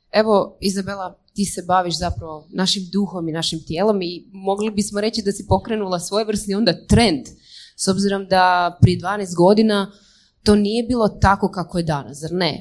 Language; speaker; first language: Croatian; native; Croatian